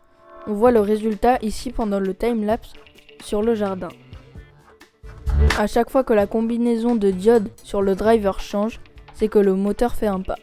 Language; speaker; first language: French; native; French